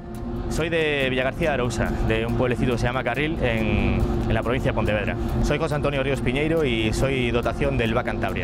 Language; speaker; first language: Spanish; native; Spanish